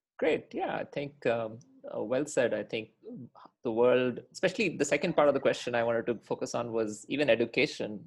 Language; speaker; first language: English; non-native, local second language; Hindi